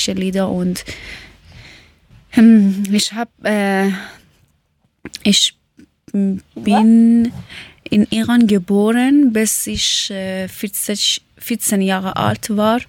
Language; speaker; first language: German; non-native, fluent; Persian